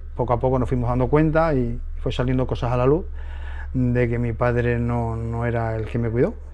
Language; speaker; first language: Spanish; native; Spanish